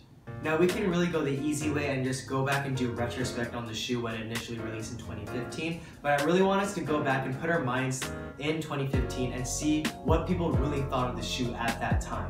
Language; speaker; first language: English; native; English